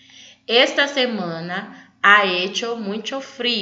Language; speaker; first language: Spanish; non-native, learner; Portuguese